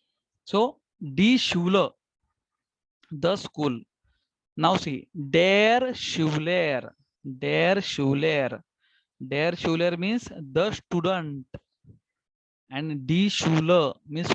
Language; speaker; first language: German; non-native, fluent; Marathi